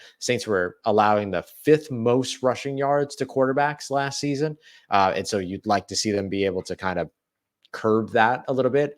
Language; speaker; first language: English; native; English